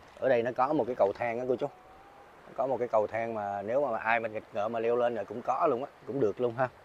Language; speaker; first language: Vietnamese; non-native, local second language; Eastern Cham